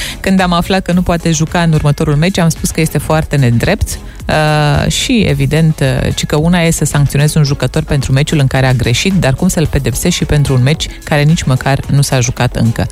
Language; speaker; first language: Romanian; native; Romanian